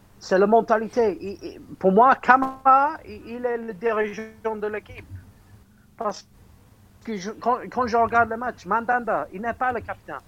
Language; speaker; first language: French; non-native, fluent; English